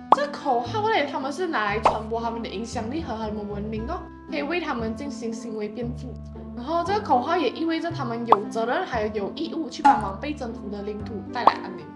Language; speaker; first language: Chinese; native; Chinese